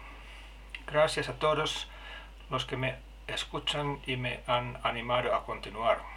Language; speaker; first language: Spanish; non-native, learner; Finnish